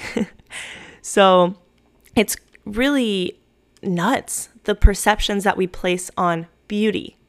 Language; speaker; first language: English; early bilingual, other home language; Spanish